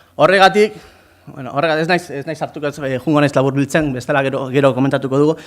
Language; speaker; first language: Basque; non-native, fluent; Spanish